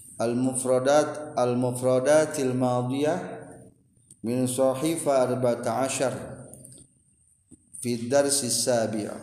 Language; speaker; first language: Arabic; non-native, fluent; Indonesian